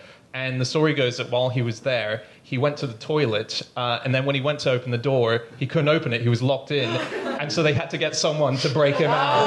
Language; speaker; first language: English; non-native, local second language; Cantonese